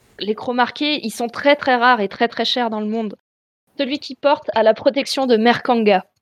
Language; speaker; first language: French; native; French